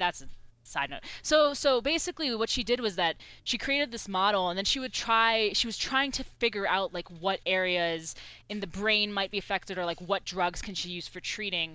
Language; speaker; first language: English; early bilingual, other home language; Persian